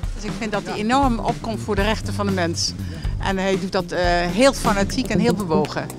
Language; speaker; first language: Dutch; early bilingual, other home language; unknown